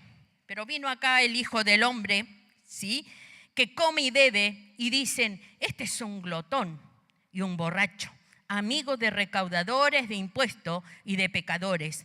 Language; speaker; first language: Spanish; native; Spanish